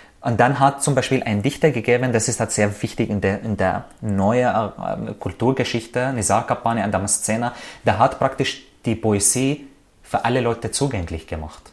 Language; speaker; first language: German; non-native, fluent; Arabic